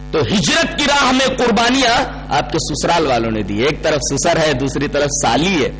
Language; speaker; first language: Urdu; native; Urdu